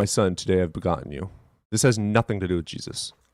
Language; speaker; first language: English; native; English